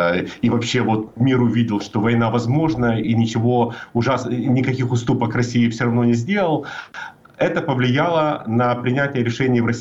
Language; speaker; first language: Russian; native; Russian